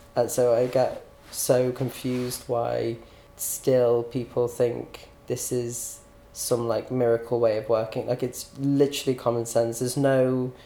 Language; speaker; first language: English; native; English